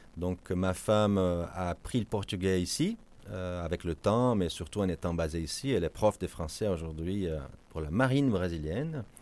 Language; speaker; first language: French; non-native, fluent; Portuguese